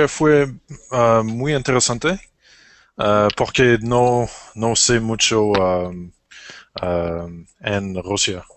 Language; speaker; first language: Spanish; non-native, learner; English